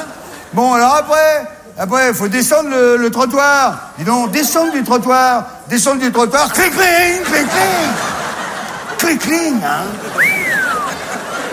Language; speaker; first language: French; native; French